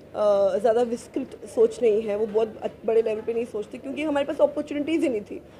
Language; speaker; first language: Hindi; native; Hindi